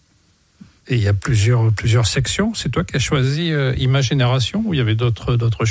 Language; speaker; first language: French; native; French